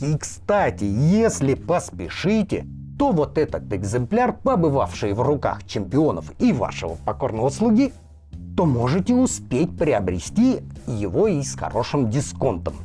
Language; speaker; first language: Russian; native; Russian